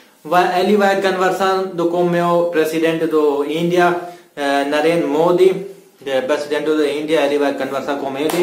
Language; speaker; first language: Portuguese; non-native, learner; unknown